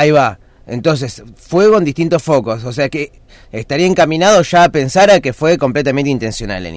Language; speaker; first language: Spanish; native; Spanish